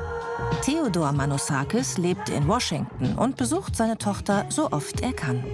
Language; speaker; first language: German; native; German